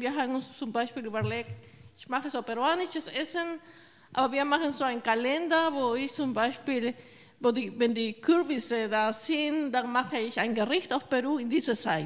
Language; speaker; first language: German; non-native, fluent; Spanish